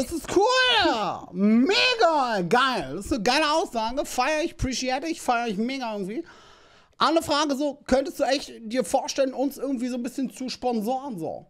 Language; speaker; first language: German; native; German